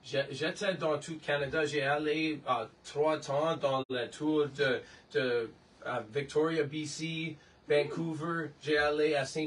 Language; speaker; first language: French; non-native, learner; English